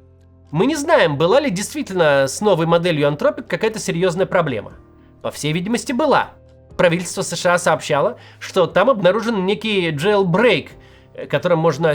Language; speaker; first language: Russian; native; Russian